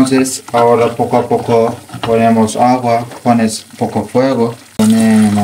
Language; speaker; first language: Spanish; non-native, learner; Turkish